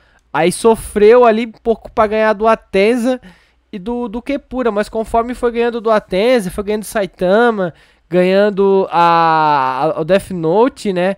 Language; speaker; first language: Portuguese; native; Portuguese